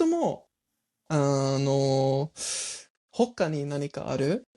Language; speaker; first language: Japanese; non-native, learner; English